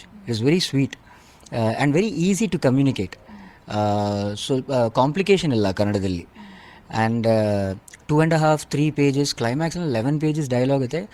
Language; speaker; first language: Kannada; non-native, learner; Malayalam